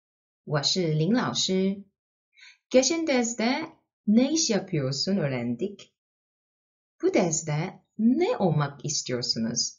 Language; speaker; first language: Turkish; non-native, fluent; Chinese